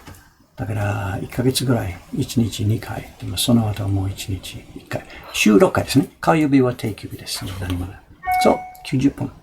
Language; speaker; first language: Japanese; non-native, fluent; English